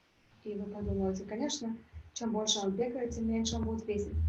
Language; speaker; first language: Russian; native; Russian